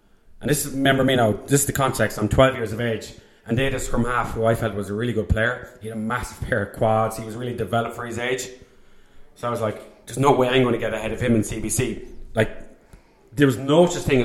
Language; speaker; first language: English; native; English